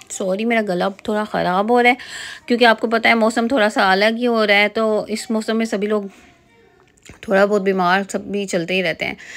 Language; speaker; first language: Urdu; native; Urdu